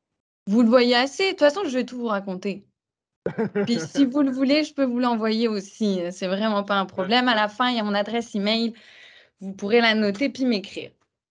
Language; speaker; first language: French; native; French